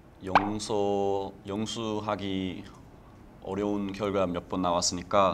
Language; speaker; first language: Korean; non-native, fluent; English